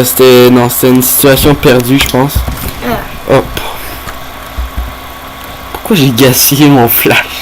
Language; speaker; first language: French; native; French